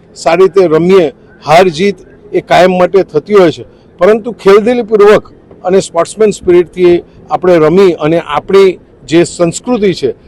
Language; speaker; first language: Gujarati; native; Gujarati